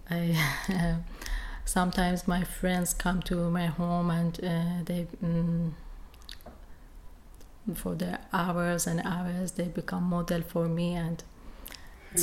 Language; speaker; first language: English; non-native, learner; Persian